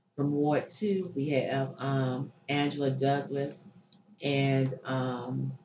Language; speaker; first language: English; native; English